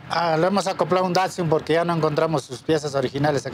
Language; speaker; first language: Spanish; native; Spanish